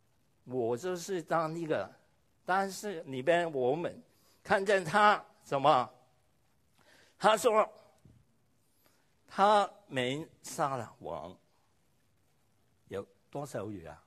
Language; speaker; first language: Chinese; non-native, local second language; Cantonese